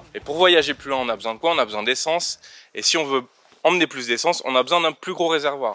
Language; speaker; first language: French; native; French